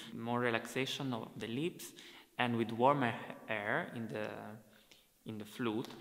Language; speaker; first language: English; non-native, fluent; Italian